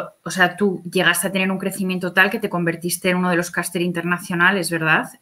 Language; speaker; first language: Spanish; native; Spanish